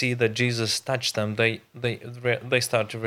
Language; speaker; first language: English; non-native, fluent; Ukrainian